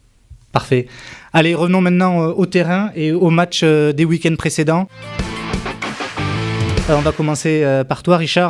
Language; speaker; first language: French; native; French